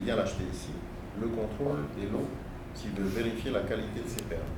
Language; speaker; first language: French; native; French